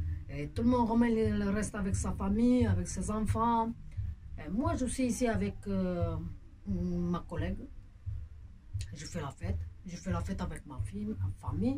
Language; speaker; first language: French; non-native, local second language; Romanian